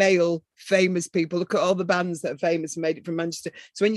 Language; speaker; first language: English; native; English